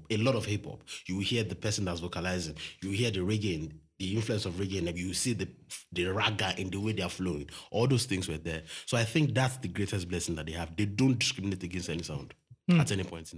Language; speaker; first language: English; non-native, local second language; Yoruba